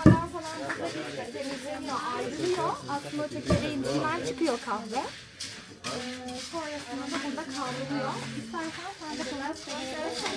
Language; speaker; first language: Turkish; native; Turkish